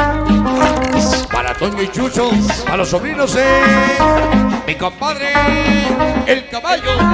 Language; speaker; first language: Spanish; native; Spanish